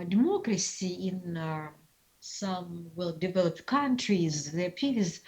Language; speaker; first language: English; non-native, fluent; Russian